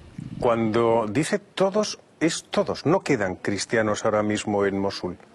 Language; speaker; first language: Spanish; native; Spanish